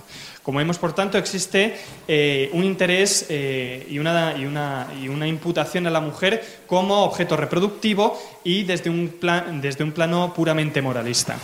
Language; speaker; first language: Spanish; native; Spanish